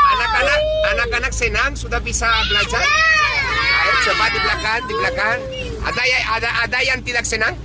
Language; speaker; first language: Indonesian; non-native, fluent; Spanish